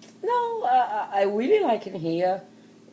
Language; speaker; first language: English; non-native, learner; Portuguese